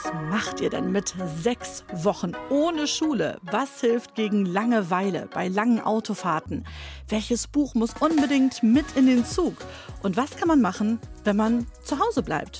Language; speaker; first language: German; native; German